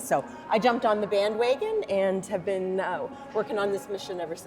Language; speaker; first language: English; native; English